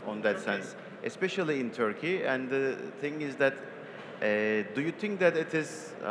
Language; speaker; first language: English; non-native, fluent; Turkish